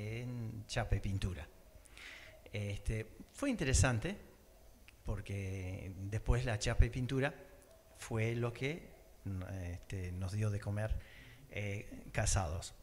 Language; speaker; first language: Spanish; early bilingual, other home language; English